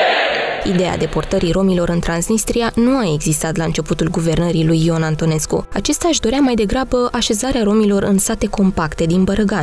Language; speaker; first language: Romanian; native; Romanian